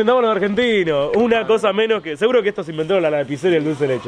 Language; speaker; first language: Spanish; native; Spanish